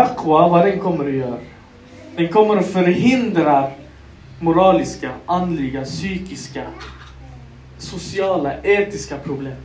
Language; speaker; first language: Swedish; non-native, local second language; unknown